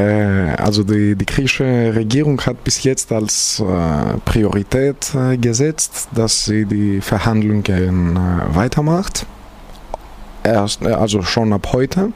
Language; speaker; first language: German; non-native, fluent; Greek